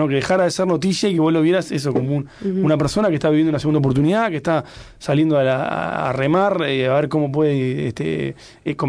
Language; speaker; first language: Spanish; native; Spanish